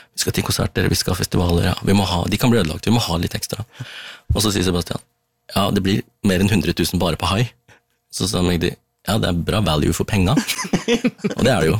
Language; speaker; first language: Norwegian; early bilingual, other home language; Tamil